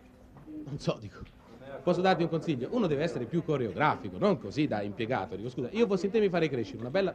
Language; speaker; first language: Italian; native; Italian